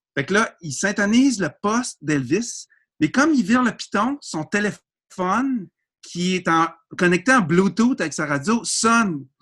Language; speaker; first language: French; native; French